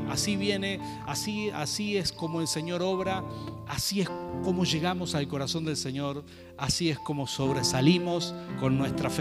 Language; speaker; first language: Spanish; native; Spanish